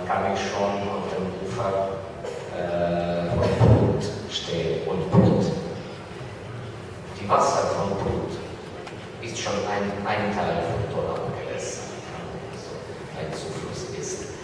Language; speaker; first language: German; non-native, fluent; Ukrainian